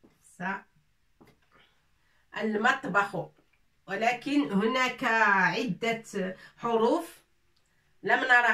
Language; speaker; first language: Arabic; non-native, fluent; French